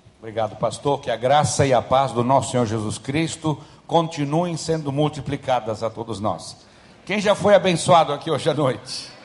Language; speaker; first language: Portuguese; early bilingual, other home language; German